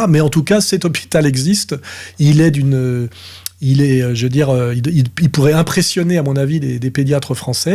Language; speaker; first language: French; native; French